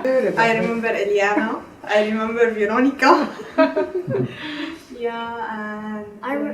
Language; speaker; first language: English; non-native, learner; Arabic